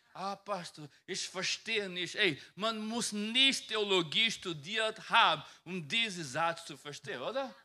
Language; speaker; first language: German; non-native, fluent; Portuguese